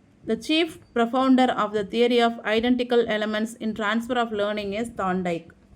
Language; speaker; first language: English; non-native, local second language; Tamil